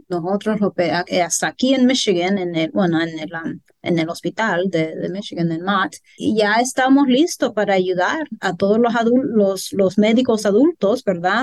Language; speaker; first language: Spanish; early bilingual, heritage; Spanish